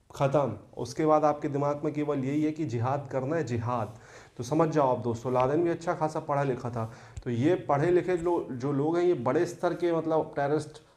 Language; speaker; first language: Hindi; native; Hindi